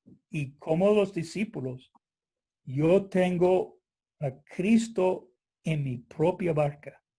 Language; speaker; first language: Spanish; non-native, fluent; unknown